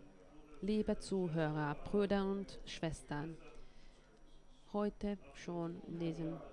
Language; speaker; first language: German; non-native, fluent; Finnish